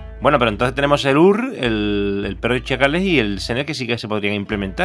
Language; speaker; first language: Spanish; native; Spanish